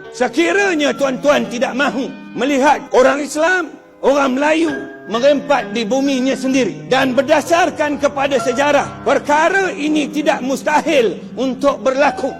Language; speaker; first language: Malay; non-native, local second language; Chinese